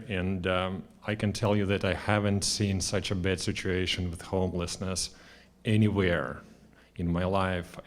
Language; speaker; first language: English; non-native, fluent; Russian